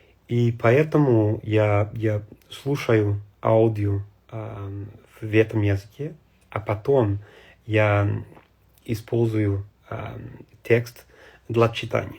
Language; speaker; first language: Russian; non-native, learner; English